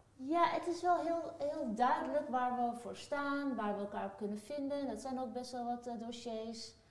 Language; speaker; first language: Dutch; early bilingual, other home language; Turkish